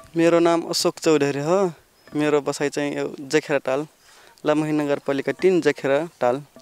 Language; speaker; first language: Nepali; non-native, local second language; Rana Tharu